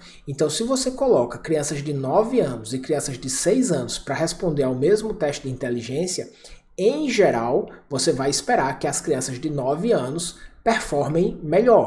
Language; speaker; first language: Portuguese; native; Portuguese